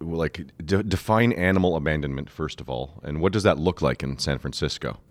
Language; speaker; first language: English; native; English